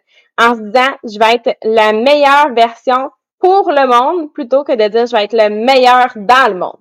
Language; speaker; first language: French; native; French